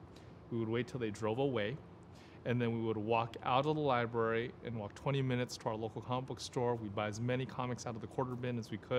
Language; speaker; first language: English; native; English